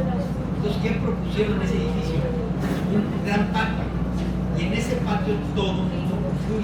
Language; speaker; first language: Spanish; native; Spanish